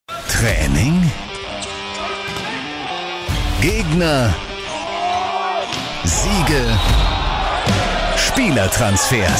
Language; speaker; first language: German; native; German